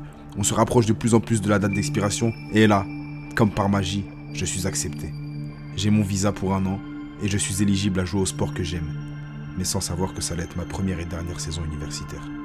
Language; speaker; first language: French; native; French